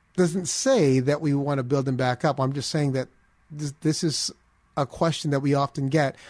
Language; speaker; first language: English; early bilingual, other home language; Filipino